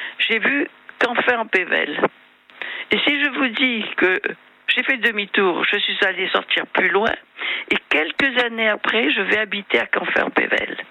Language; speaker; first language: French; non-native, local second language; Malagasy